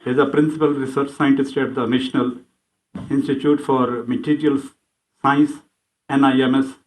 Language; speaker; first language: English; non-native, local second language; Hindi